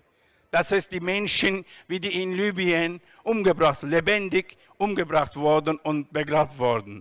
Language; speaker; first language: German; non-native, fluent; Turkish